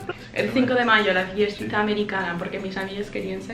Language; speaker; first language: Spanish; non-native, fluent; English